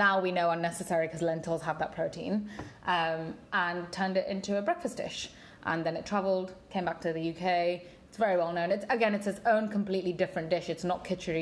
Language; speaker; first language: English; native; English